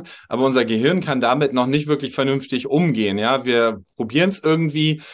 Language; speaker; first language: German; native; German